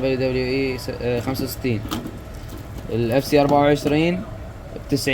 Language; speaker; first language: Arabic; native; Arabic